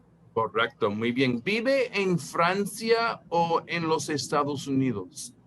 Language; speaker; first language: Spanish; non-native, fluent; English